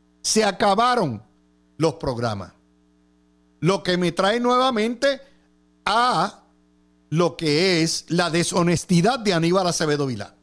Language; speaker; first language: Spanish; native; Spanish